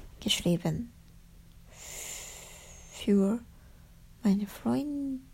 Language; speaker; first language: German; non-native, learner; Japanese